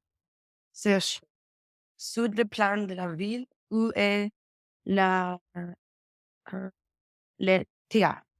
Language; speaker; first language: French; non-native, learner; English